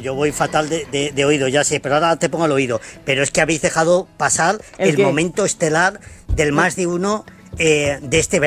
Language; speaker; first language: Spanish; native; Spanish